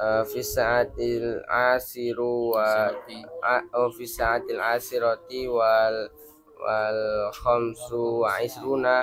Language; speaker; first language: Arabic; non-native, learner; Indonesian